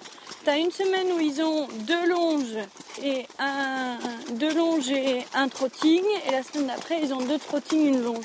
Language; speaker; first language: French; native; French